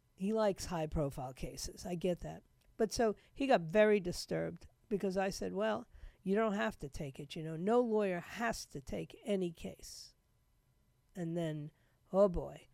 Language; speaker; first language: English; native; English